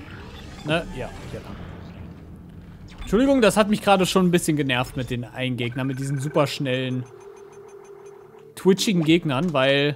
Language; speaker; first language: German; native; German